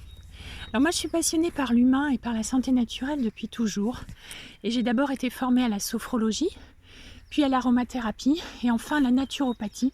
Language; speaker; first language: French; native; French